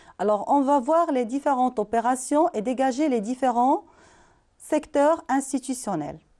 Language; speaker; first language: French; non-native, local second language; Arabic